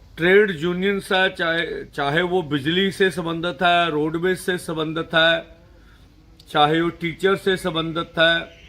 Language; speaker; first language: Hindi; non-native, local second language; Punjabi